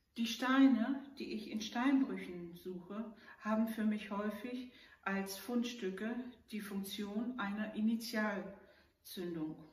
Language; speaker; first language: German; native; German